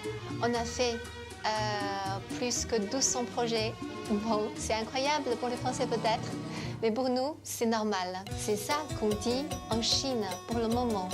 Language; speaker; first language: French; non-native, fluent; Chinese